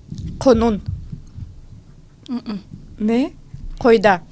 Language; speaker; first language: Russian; early bilingual, other home language; Tajik